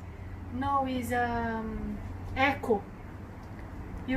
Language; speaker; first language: English; non-native, learner; Portuguese